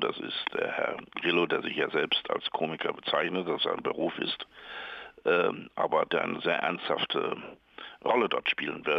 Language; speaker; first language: German; native; German